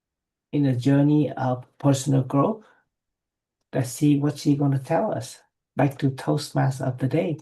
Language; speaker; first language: English; non-native, fluent; Vietnamese